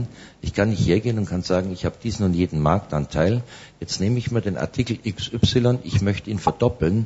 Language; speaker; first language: German; native; German